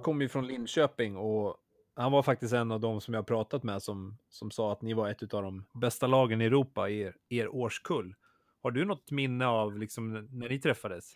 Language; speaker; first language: Swedish; native; Swedish